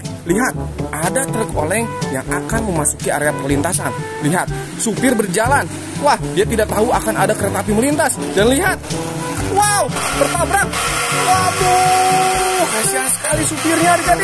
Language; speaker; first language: Indonesian; native; Indonesian